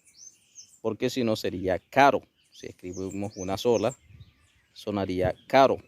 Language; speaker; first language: Spanish; non-native, local second language; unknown